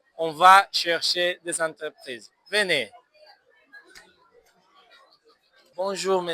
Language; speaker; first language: French; non-native, fluent; Portuguese